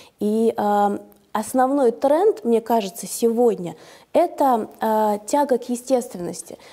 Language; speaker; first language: Russian; native; Russian